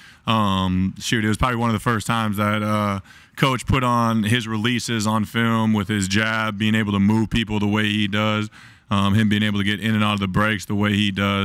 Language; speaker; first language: English; native; English